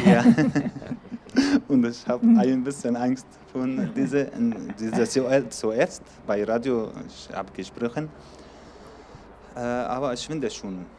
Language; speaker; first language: German; non-native, learner; Arabic